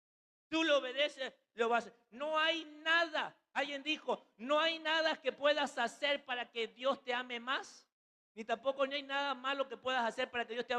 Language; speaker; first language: Spanish; native; Spanish